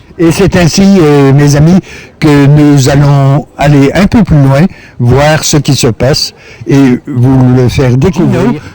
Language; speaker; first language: French; native; French